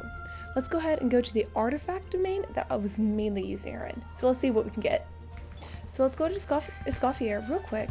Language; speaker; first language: English; native; English